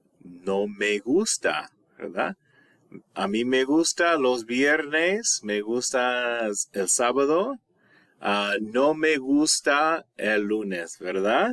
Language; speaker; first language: Spanish; non-native, fluent; English